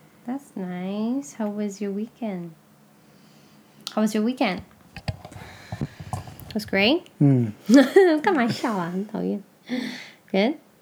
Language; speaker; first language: English; non-native, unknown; Chinese